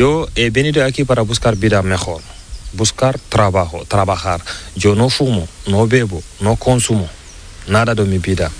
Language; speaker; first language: Spanish; non-native, learner; Fula